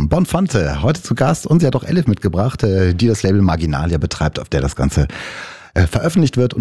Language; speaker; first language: German; native; German